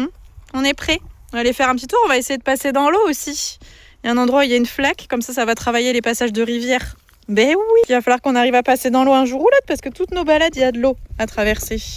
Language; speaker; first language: French; native; French